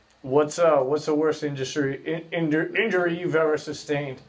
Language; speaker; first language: English; native; English